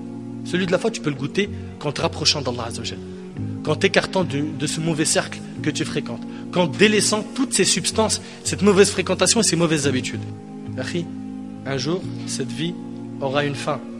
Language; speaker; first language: French; native; French